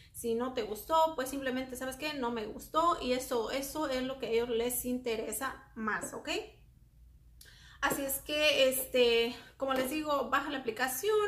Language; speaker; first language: Spanish; native; Spanish